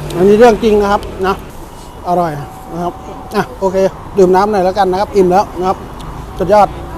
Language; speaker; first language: Thai; native; Thai